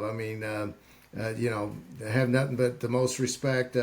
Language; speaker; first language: English; native; English